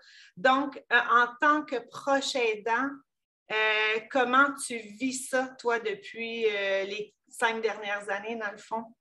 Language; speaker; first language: French; native; French